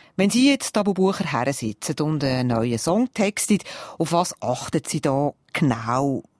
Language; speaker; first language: German; native; German